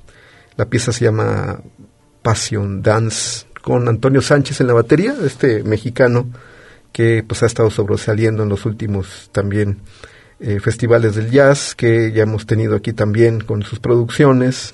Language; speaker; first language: Spanish; native; Spanish